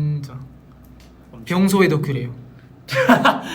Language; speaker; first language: Korean; non-native, local second language; Filipino